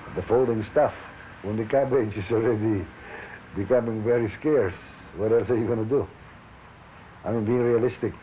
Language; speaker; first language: English; non-native, local second language; Filipino